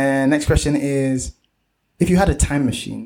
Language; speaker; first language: English; native; English